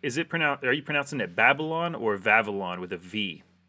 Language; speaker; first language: English; early bilingual, other home language; Japanese